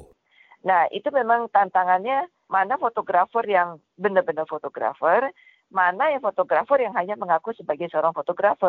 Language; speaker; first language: Indonesian; native; Indonesian